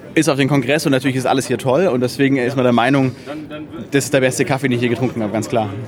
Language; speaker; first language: German; native; German